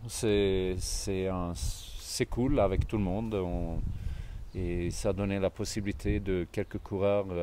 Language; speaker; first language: French; non-native, fluent; Swedish